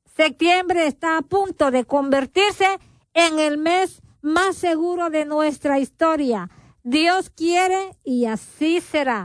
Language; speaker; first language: Spanish; native; Spanish